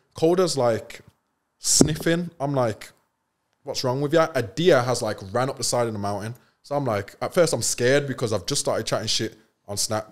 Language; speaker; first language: English; native; English